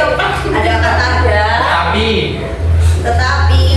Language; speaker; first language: Indonesian; native; Indonesian